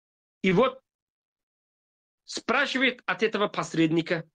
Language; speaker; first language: Russian; non-native, fluent; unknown